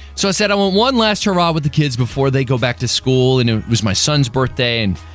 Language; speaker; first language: English; native; English